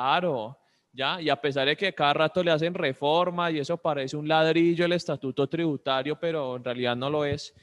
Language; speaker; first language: Spanish; native; Spanish